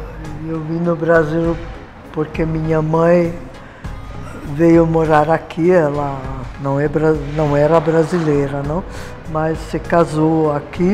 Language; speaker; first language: Portuguese; non-native, fluent; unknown